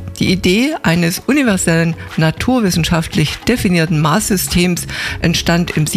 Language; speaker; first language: German; native; German